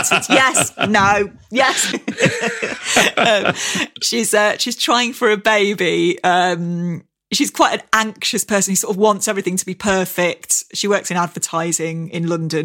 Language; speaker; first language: English; native; English